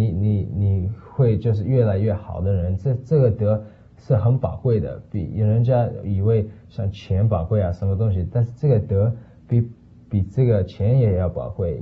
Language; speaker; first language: Chinese; early bilingual, heritage; Chinese